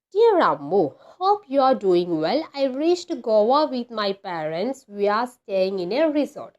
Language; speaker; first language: English; non-native, local second language; Malayalam